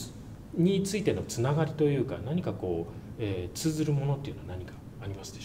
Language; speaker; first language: Japanese; native; Japanese